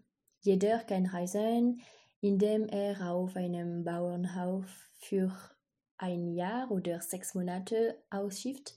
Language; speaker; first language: German; non-native, learner; French